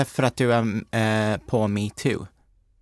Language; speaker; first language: Swedish; non-native, learner; English